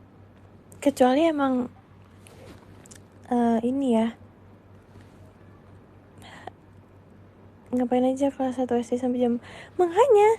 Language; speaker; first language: Indonesian; native; Indonesian